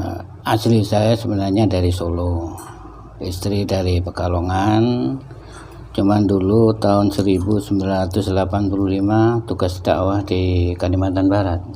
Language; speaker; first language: Indonesian; native; Indonesian